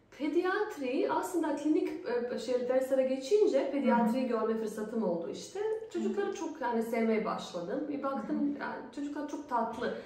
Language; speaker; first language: Turkish; non-native, fluent; Bosnian